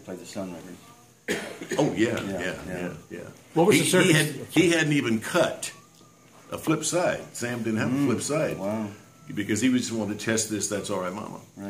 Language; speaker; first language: English; native; English